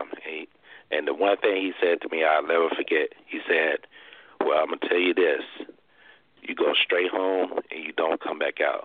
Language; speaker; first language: English; native; English